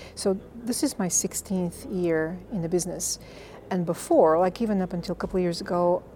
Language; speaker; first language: English; non-native, fluent; Bulgarian